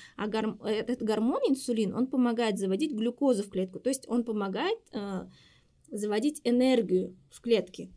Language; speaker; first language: Russian; native; Russian